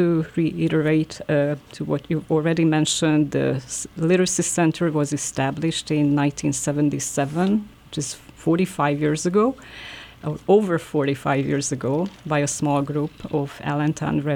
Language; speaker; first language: English; non-native, fluent; Hungarian